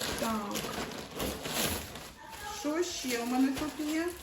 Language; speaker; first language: Ukrainian; native; Ukrainian